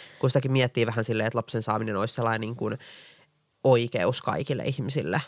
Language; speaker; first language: Finnish; native; Finnish